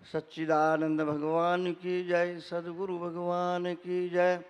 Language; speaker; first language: Hindi; non-native, local second language; Gujarati